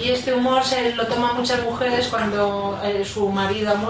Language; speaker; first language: Spanish; native; Spanish